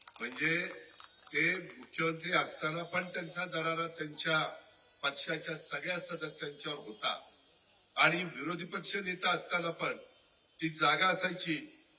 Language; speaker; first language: Marathi; native; Marathi